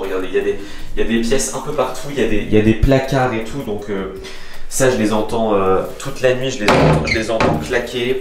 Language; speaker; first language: French; native; French